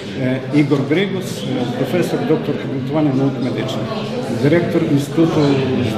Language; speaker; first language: Polish; non-native, learner; Ukrainian